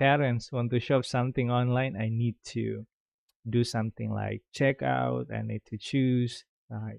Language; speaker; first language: English; non-native, fluent; Indonesian